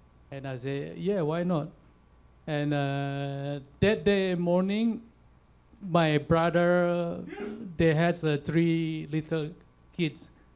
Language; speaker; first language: English; non-native, fluent; Balinese